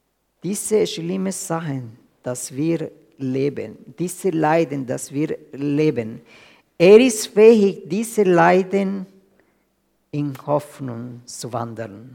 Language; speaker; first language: German; non-native, fluent; Spanish